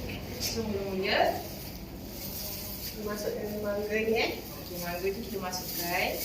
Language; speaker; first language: Malay; native; Malay